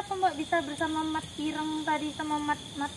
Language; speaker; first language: Indonesian; native; Indonesian